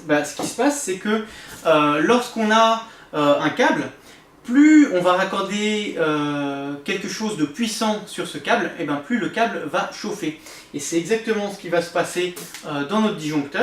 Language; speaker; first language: French; native; French